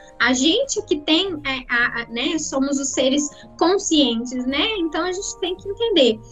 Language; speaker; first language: Portuguese; native; Portuguese